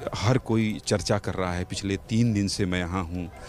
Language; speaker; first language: Hindi; native; Hindi